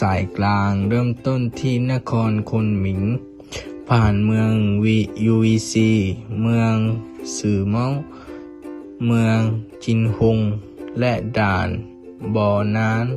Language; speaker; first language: Thai; native; Thai